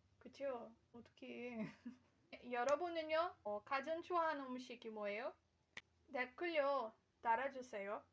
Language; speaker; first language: Korean; non-native, learner; Portuguese